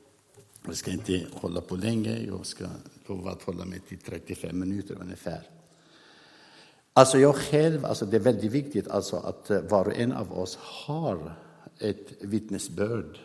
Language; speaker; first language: Swedish; non-native, fluent; Arabic